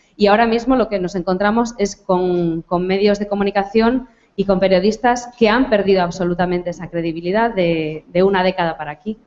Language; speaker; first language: Spanish; non-native, local second language; Galician